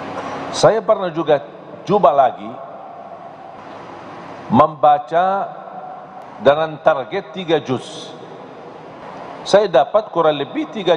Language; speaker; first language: Indonesian; non-native, fluent; Arabic